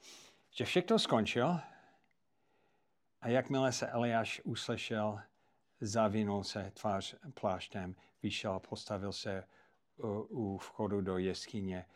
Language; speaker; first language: Czech; non-native, fluent; English